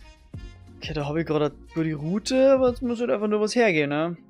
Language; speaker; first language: German; native; German